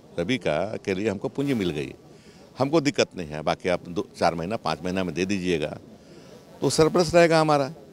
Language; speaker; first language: Hindi; native; Hindi